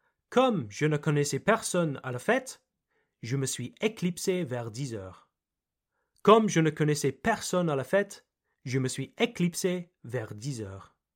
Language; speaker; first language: French; non-native, fluent; English